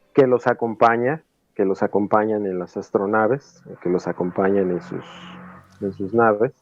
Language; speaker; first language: Spanish; native; Spanish